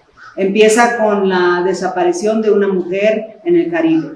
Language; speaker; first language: Spanish; early bilingual, other home language; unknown